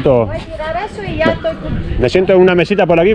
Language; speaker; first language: Spanish; native; Spanish